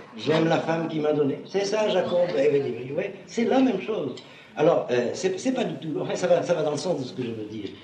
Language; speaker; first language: French; native; French